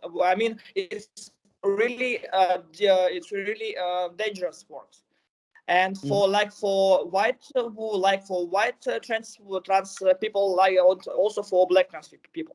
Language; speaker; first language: English; non-native, learner; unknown